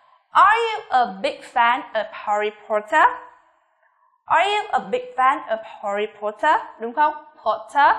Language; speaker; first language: English; non-native, fluent; Vietnamese